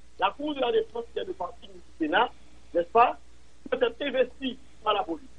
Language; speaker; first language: French; non-native, local second language; Haitian Creole